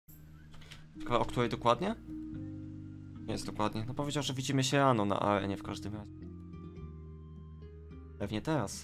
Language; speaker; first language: Polish; native; Polish